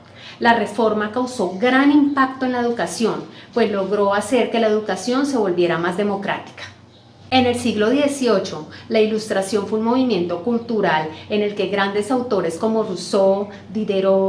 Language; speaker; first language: Spanish; native; Spanish